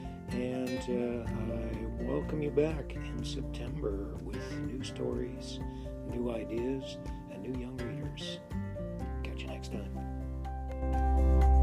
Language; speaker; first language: English; native; English